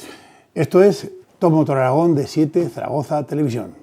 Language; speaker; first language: Spanish; native; Spanish